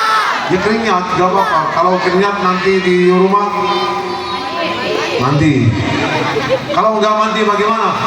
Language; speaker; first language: Indonesian; non-native, learner; Arabic